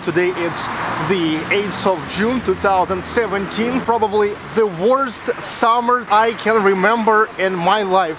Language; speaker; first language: English; non-native, fluent; Russian